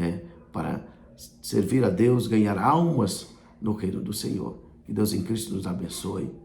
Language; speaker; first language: Portuguese; native; Portuguese